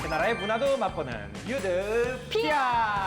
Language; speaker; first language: Korean; native; Korean